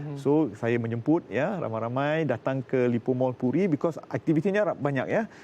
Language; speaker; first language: Malay; native; Malay